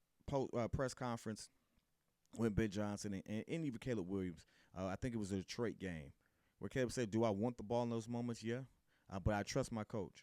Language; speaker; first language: English; native; English